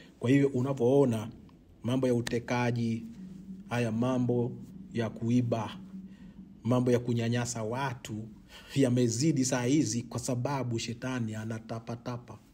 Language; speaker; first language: Swahili; native; Swahili